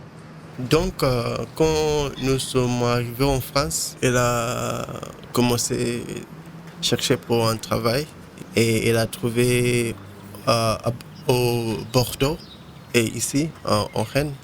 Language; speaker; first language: French; non-native, learner; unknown